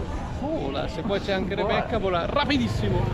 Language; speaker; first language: Italian; native; Italian